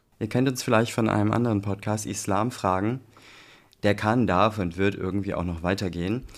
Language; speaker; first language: German; early bilingual, other home language; Turkish